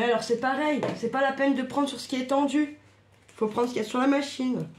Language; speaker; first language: French; native; French